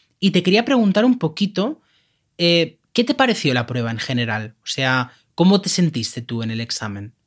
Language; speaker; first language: Spanish; native; Spanish